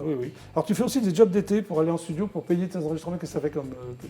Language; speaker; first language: French; native; French